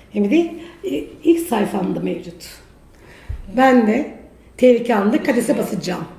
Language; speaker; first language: Turkish; native; Turkish